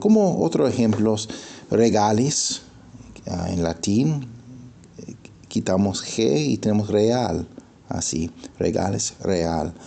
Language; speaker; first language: Spanish; non-native, fluent; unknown